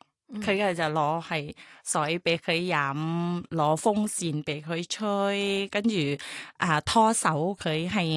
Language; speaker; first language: Cantonese; non-native, fluent; Thai